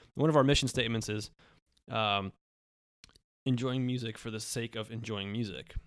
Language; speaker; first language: English; early bilingual, other home language; Polish